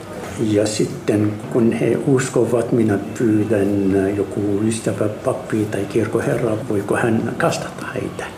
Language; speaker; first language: Finnish; non-native, fluent; Arabic